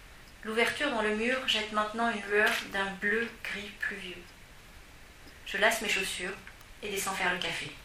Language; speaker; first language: French; native; French